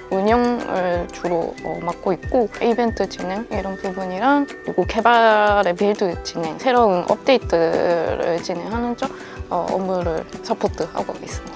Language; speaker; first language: Korean; non-native, fluent; Japanese